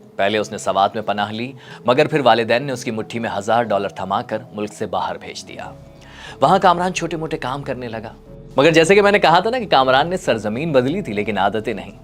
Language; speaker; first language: Urdu; native; Urdu